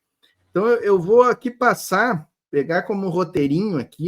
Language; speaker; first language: Portuguese; native; Portuguese